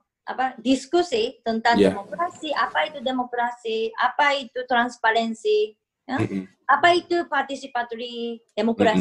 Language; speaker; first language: Indonesian; non-native, fluent; Japanese